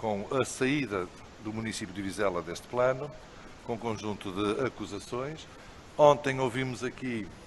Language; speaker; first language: Portuguese; native; Portuguese